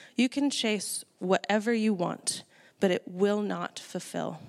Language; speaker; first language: English; native; English